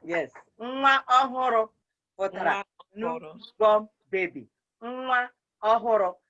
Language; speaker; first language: Igbo; native; Igbo